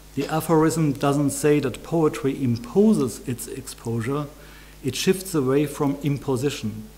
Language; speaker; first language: English; non-native, fluent; German